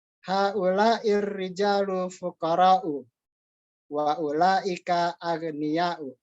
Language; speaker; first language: Arabic; non-native, learner; Indonesian